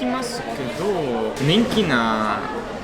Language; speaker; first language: Japanese; non-native, learner; Spanish